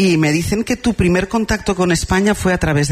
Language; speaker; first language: Spanish; native; Spanish